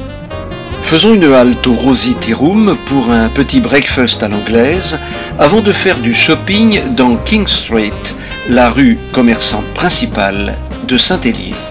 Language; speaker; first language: French; native; French